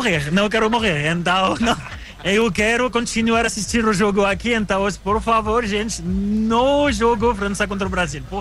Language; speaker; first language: Portuguese; non-native, learner; French